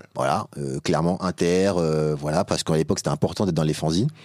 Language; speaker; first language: French; native; French